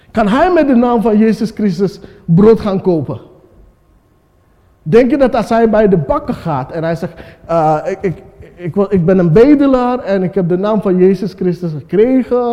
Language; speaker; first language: Dutch; non-native, fluent; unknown